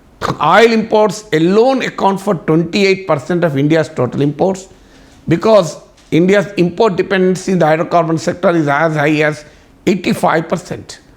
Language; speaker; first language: English; non-native, local second language; Telugu